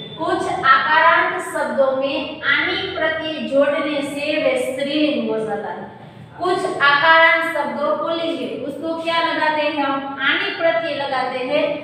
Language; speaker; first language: Hindi; non-native, local second language; Gujarati